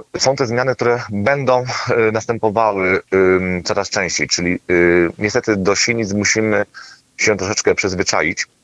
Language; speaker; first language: Polish; native; Polish